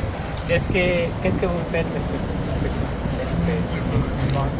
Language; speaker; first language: French; non-native, learner; Spanish